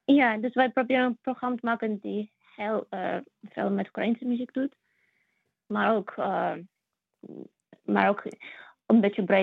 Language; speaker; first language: Dutch; non-native, fluent; Russian